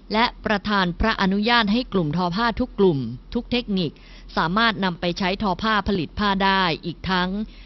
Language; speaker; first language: Thai; native; Thai